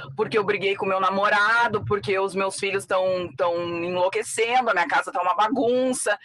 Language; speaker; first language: Portuguese; native; Portuguese